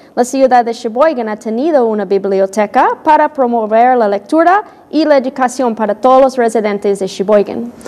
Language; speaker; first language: Spanish; non-native, fluent; English